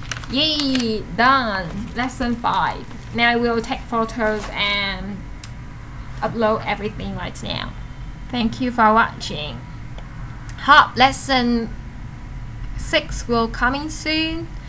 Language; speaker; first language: English; non-native, learner; Vietnamese